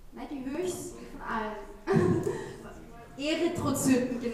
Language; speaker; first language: German; native; German